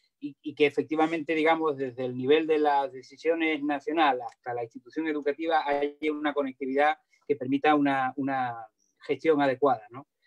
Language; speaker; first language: Spanish; native; Spanish